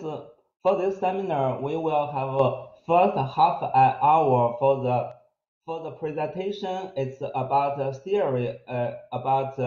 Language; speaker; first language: English; non-native, fluent; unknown